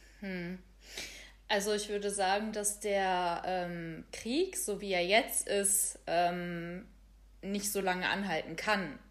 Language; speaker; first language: German; native; German